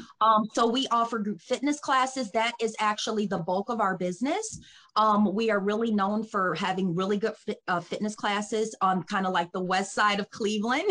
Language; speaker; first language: English; native; English